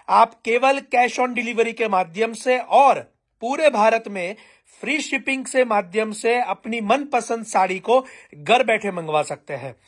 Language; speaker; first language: Hindi; non-native, local second language; Gujarati